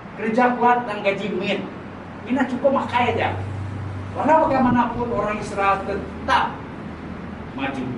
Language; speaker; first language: Malay; non-native, local second language; Iban